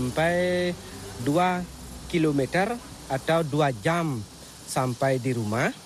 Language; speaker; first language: Indonesian; non-native, local second language; Balinese